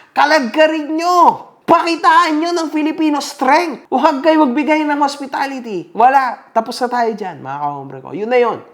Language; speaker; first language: Filipino; native; Filipino